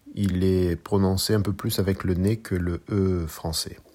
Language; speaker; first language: French; native; French